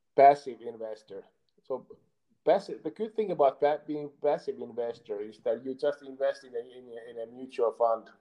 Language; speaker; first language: English; non-native, fluent; Finnish